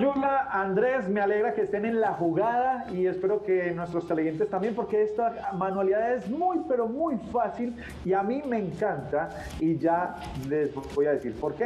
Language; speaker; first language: Spanish; native; Spanish